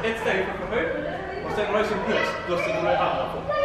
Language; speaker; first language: Swedish; native; Swedish